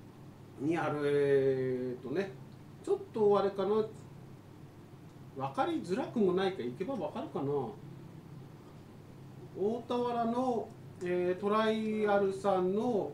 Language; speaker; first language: Japanese; native; Japanese